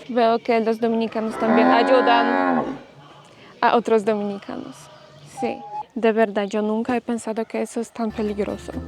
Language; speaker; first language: Spanish; non-native, fluent; Polish